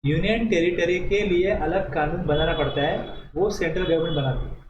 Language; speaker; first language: Hindi; non-native, local second language; Marathi